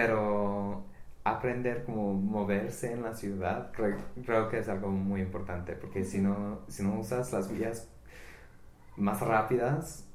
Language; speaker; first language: Spanish; non-native, fluent; English